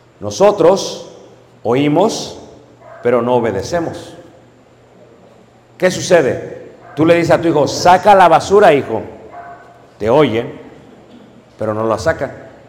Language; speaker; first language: Spanish; native; Spanish